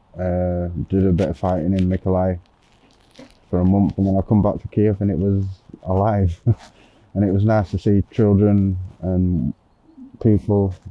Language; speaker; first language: English; native; English